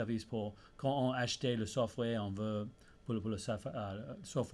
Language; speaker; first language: French; early bilingual, heritage; English